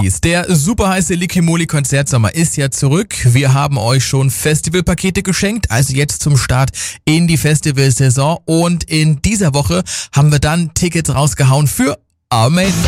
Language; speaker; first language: German; native; German